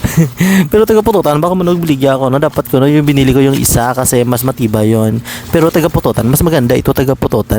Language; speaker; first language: Filipino; non-native, local second language; Hiligaynon